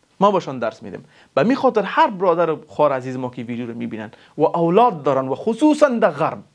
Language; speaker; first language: Persian; non-native, local second language; Pashto